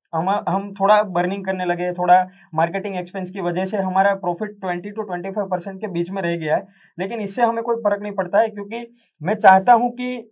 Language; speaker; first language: Hindi; non-native, local second language; Gujarati